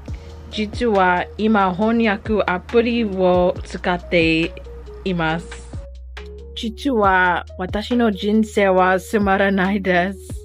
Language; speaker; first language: Japanese; non-native, learner; English